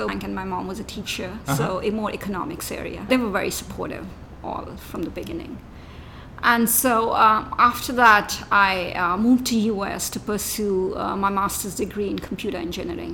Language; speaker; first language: English; non-native, local second language; Hindi